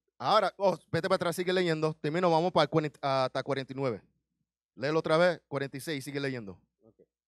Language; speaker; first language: Spanish; early bilingual, heritage; Spanish